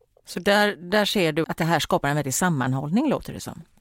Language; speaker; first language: Swedish; native; Swedish